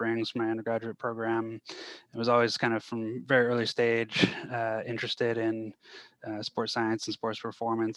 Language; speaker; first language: English; native; English